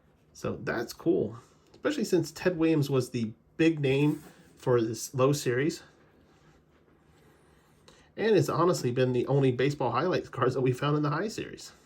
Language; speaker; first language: English; native; English